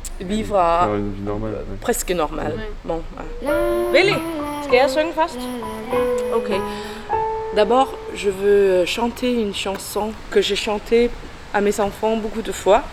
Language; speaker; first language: French; non-native, fluent; Danish